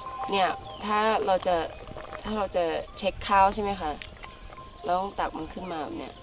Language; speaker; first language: Thai; native; Thai